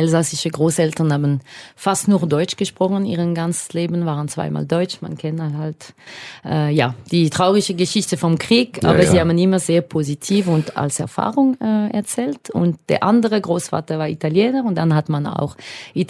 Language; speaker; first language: German; non-native, fluent; French